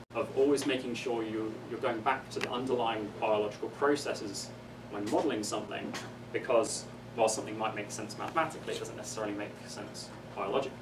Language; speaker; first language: English; native; English